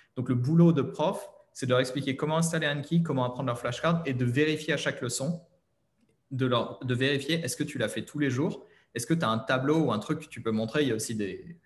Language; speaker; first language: French; native; French